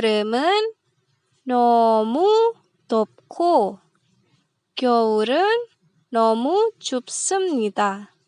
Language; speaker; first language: Korean; non-native, fluent; Indonesian